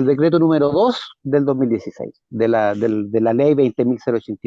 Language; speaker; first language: Spanish; native; Spanish